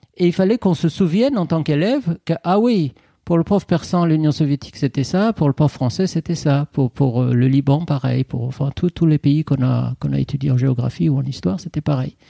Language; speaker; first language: French; non-native, fluent; Persian